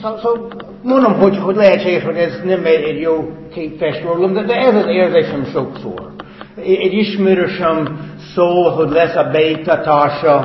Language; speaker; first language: Hungarian; non-native, fluent; English